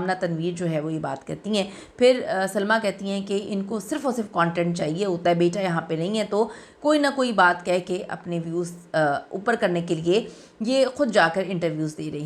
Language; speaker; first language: Urdu; native; Urdu